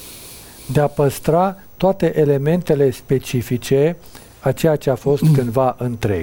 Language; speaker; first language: Romanian; native; Romanian